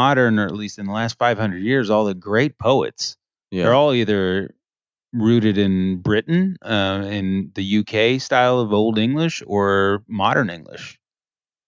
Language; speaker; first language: English; early bilingual, other home language; French